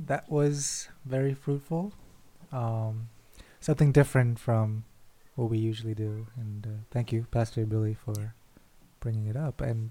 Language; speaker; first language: English; non-native, local second language; Malayalam